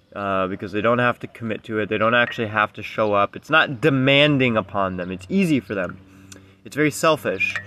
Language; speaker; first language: English; native; English